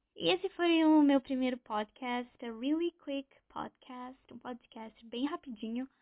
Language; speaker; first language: Portuguese; native; Portuguese